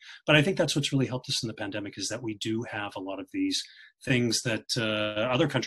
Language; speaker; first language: English; native; English